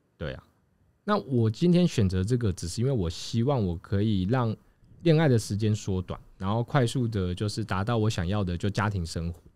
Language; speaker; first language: Chinese; native; Chinese